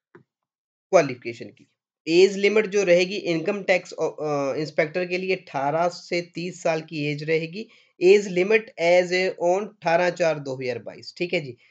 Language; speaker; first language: Hindi; non-native, local second language; Punjabi